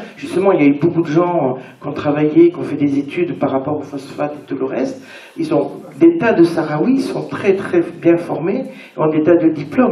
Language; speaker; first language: French; native; French